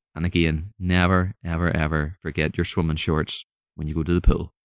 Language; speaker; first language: English; native; English